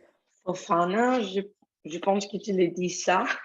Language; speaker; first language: French; non-native, learner; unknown